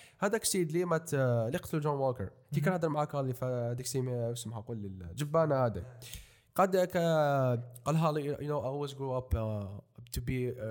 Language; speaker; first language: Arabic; native; Arabic